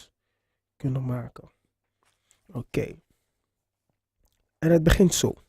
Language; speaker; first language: Dutch; non-native, fluent; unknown